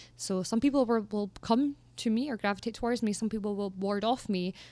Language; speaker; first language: English; native; English